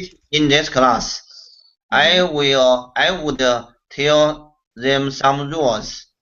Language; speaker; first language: English; non-native, learner; Chinese